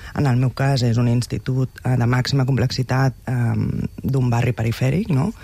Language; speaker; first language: Catalan; native; Catalan